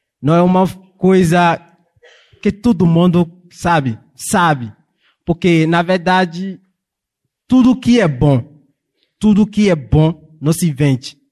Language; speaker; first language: Portuguese; non-native, fluent; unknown